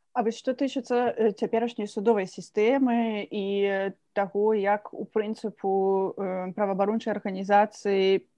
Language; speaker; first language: Belarusian; native; Belarusian